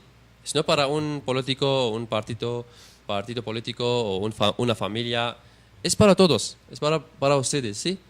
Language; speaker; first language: Spanish; non-native, learner; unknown